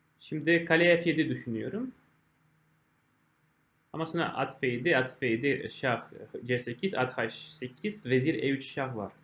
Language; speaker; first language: Turkish; non-native, fluent; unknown